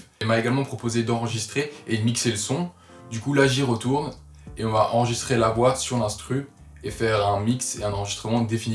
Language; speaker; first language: French; native; French